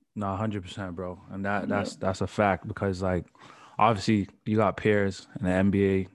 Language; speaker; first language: English; native; English